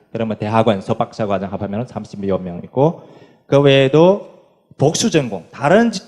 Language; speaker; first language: Korean; non-native, fluent; Chinese